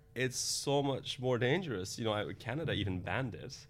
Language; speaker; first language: English; non-native, fluent; Dutch